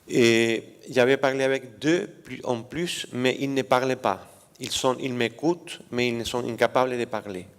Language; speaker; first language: French; non-native, fluent; Spanish